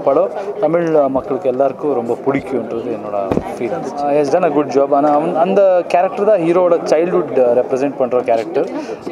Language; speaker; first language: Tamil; non-native, learner; Kannada